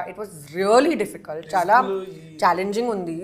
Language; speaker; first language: Telugu; non-native, learner; Hindi